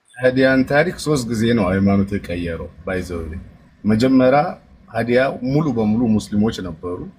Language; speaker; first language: Amharic; non-native, local second language; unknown